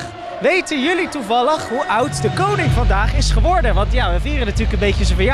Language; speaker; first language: Dutch; native; Dutch